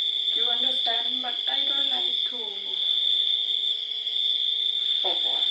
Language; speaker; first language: English; non-native, learner; Thai